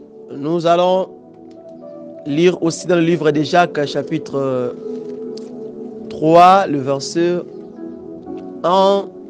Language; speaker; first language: French; non-native, local second language; Lingala